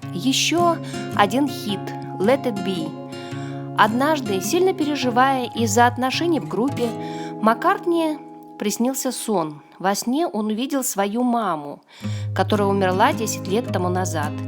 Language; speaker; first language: Russian; native; Russian